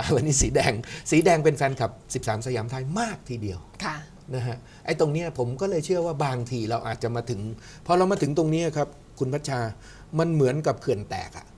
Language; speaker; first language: Thai; native; Thai